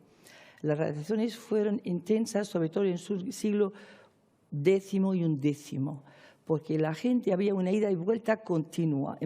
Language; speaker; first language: Spanish; non-native, fluent; Arabic